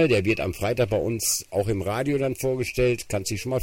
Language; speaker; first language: German; native; German